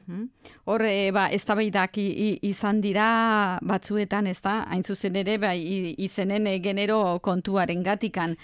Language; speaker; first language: Basque; native; Basque